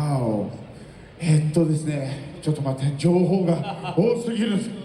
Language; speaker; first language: Japanese; non-native, fluent; Portuguese